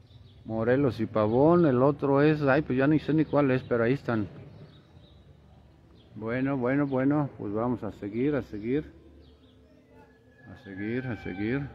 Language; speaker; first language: Spanish; native; Spanish